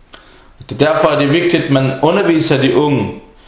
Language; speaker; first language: Danish; non-native, fluent; Arabic